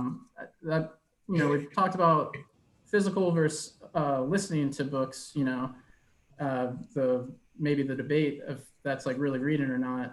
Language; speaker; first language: English; native; English